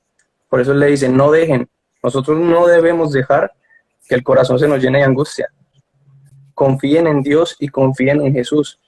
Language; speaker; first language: Spanish; native; Spanish